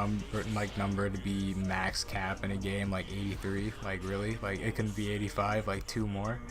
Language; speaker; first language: English; native; English